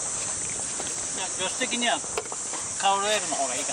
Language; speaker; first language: Japanese; native; Japanese